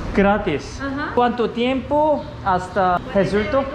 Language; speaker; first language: Spanish; non-native, learner; Korean